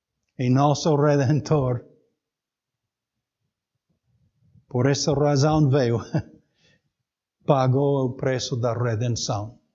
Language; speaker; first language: Portuguese; native; Portuguese